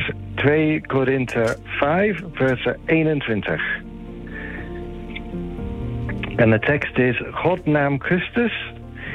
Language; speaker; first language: Dutch; non-native, fluent; English